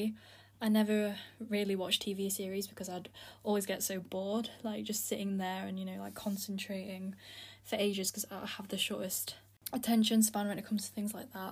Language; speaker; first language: English; early bilingual, other home language; Filipino